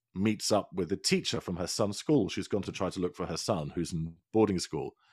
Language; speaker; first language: English; native; English